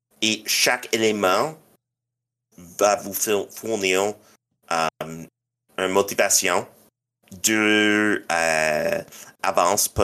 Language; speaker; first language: French; non-native, local second language; English